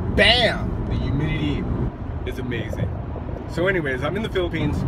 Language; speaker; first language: English; native; English